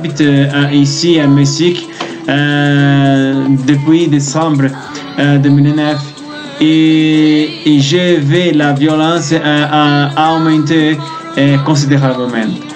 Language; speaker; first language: French; non-native, learner; Spanish